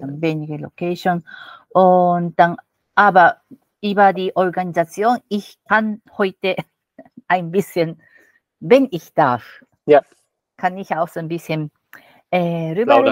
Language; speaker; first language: German; non-native, fluent; Japanese